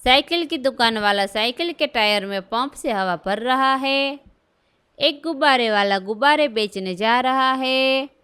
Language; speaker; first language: Hindi; non-native, local second language; Gujarati